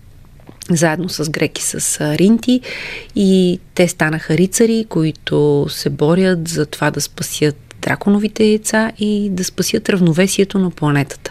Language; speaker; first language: Bulgarian; native; Bulgarian